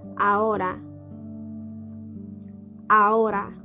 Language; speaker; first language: Spanish; non-native, fluent; Korean